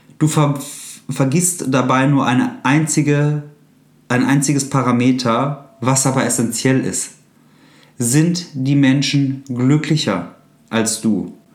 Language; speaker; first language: German; native; German